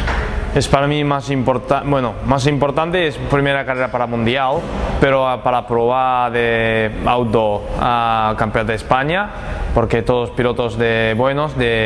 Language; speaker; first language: Spanish; non-native, learner; Japanese